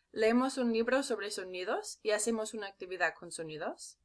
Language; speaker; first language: Spanish; non-native, learner; English